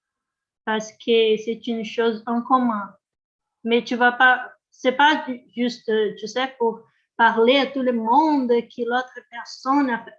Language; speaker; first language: French; non-native, learner; Portuguese